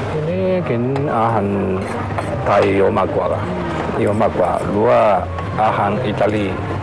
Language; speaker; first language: Thai; non-native, learner; Japanese